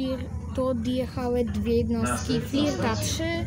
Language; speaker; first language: Polish; native; Polish